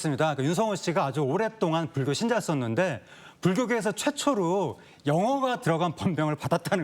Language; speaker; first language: Korean; native; Korean